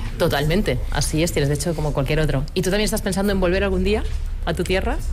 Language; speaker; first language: Spanish; native; Spanish